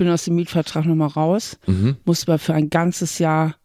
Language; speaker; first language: German; native; German